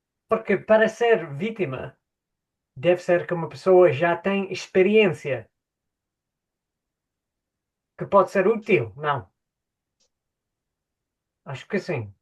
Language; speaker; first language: Portuguese; non-native, fluent; English